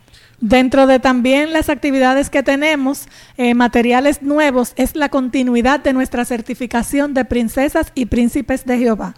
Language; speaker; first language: Spanish; native; Spanish